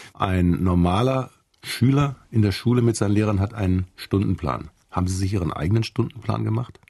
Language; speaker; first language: German; native; German